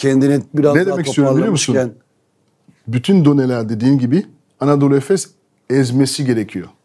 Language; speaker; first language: Turkish; non-native, fluent; French